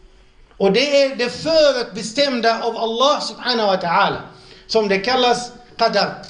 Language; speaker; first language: Swedish; non-native, local second language; Arabic